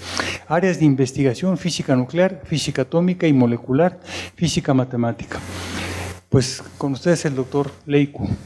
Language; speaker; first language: Spanish; native; Spanish